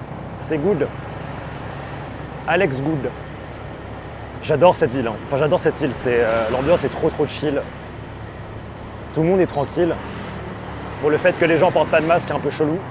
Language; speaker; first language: French; native; French